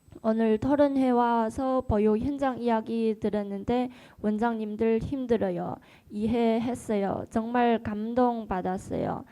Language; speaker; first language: Korean; non-native, learner; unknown